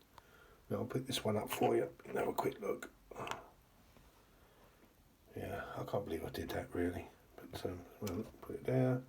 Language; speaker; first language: English; native; English